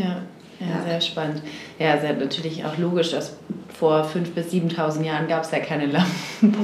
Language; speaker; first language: German; native; German